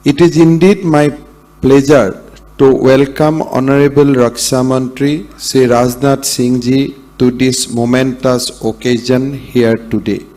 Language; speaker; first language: English; non-native, local second language; Assamese